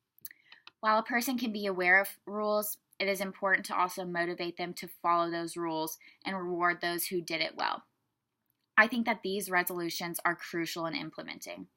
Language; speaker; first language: English; native; English